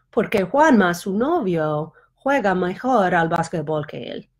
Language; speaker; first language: Spanish; non-native, fluent; English